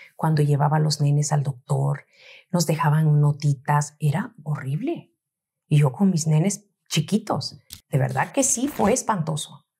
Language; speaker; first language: Spanish; native; Spanish